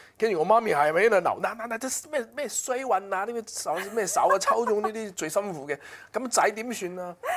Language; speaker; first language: Cantonese; non-native, fluent; Chinese